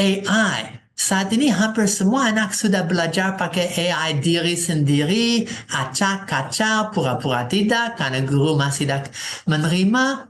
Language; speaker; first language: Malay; non-native, fluent; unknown